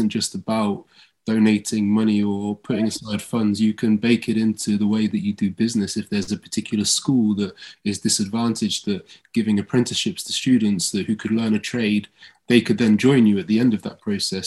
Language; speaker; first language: English; native; English